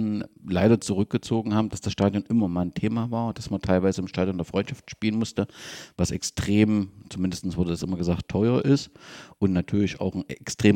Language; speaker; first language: German; native; German